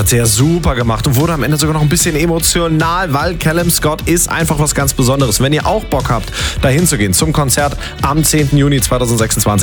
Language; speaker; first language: German; native; German